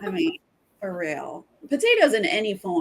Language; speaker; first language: English; native; English